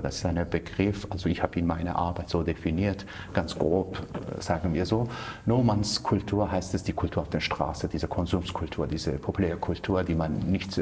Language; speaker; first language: German; non-native, fluent; Kurdish